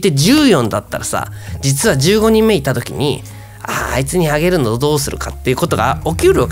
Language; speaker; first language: Japanese; native; Japanese